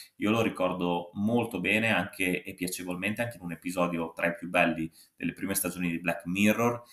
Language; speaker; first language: Italian; native; Italian